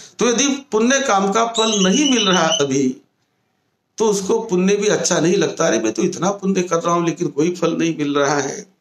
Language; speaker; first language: Hindi; non-native, local second language; Marathi